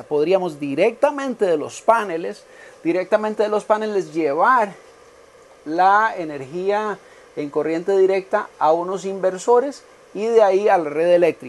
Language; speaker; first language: Spanish; native; Spanish